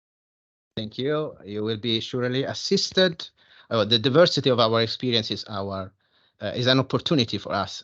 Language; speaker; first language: English; non-native, fluent; Italian